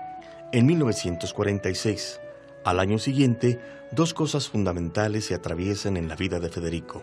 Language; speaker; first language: Spanish; native; Spanish